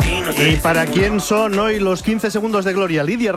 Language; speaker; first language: Spanish; native; Spanish